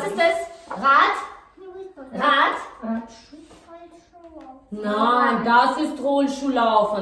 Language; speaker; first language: German; non-native, fluent; Russian